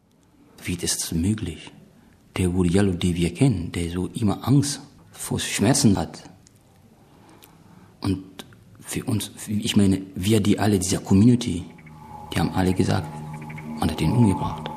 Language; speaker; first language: German; non-native, fluent; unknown